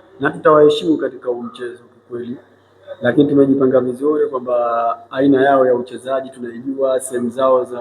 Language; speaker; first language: Swahili; native; Swahili